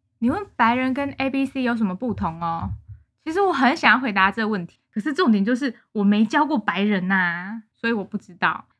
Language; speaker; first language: Chinese; native; Chinese